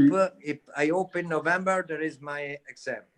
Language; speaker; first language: English; non-native, learner; Italian